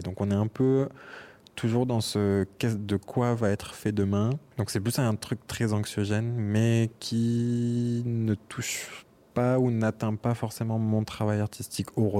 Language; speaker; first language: French; native; French